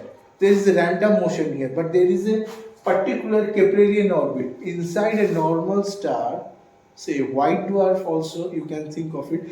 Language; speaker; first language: English; non-native, local second language; Bangla